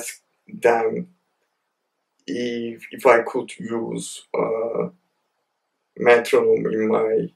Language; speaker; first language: English; non-native, fluent; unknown